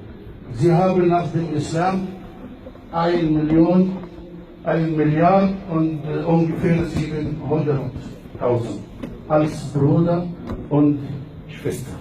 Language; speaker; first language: German; non-native, learner; Arabic